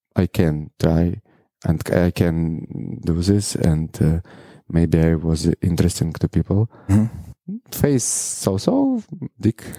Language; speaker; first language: English; non-native, learner; Ukrainian